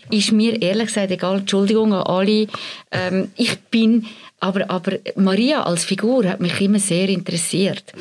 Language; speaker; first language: German; native; German